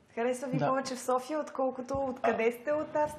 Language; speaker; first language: Bulgarian; native; Bulgarian